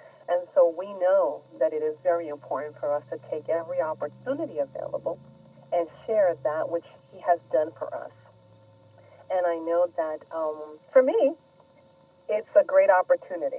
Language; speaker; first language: English; early bilingual, other home language; Spanish